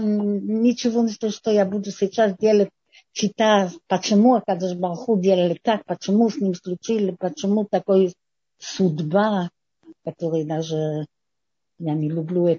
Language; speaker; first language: Russian; non-native, fluent; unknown